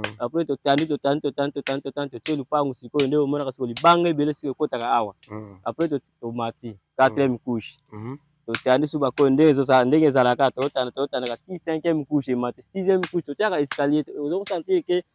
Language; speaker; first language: Lingala; non-native, local second language; Kongo